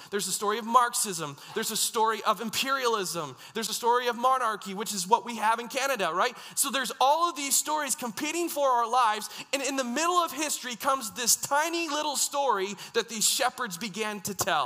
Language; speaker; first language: English; native; English